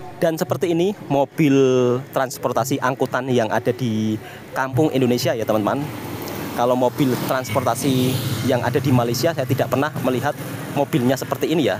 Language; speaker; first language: Indonesian; native; Indonesian